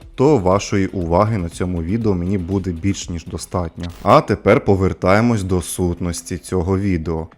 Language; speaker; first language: Ukrainian; non-native, local second language; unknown